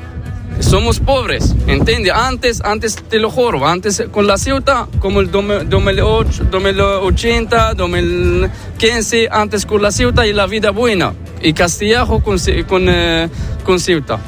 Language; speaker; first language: Spanish; non-native, learner; Arabic